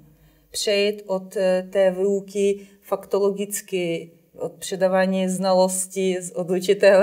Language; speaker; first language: Czech; non-native, fluent; Ukrainian